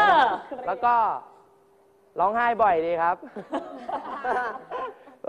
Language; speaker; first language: Thai; native; Thai